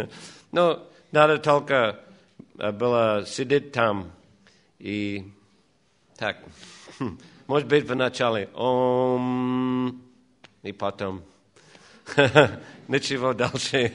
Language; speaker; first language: Russian; non-native, fluent; English